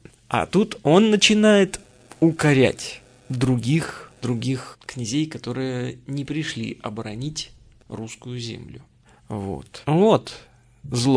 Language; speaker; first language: Russian; native; Russian